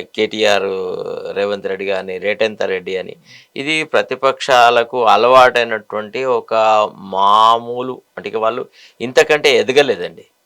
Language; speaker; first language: Telugu; native; Telugu